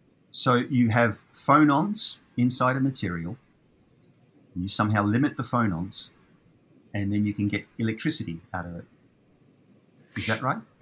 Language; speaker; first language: English; native; English